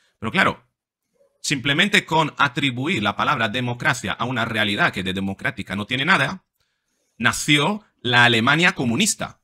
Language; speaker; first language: Spanish; non-native, fluent; Italian